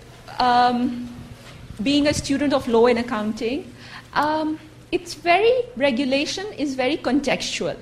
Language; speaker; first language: English; non-native, local second language; Urdu